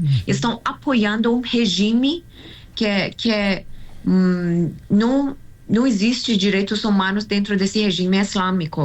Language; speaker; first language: Portuguese; non-native, learner; Persian